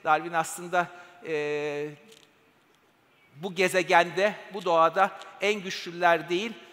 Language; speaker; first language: Turkish; native; Turkish